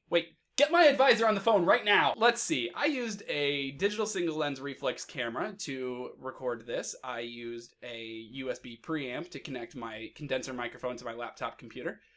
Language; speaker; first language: English; native; English